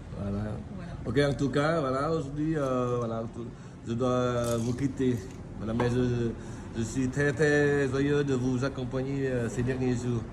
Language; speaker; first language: French; non-native, learner; Vietnamese